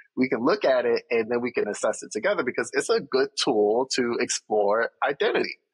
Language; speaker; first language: English; native; English